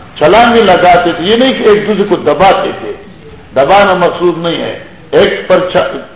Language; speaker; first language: Urdu; non-native, local second language; Pashto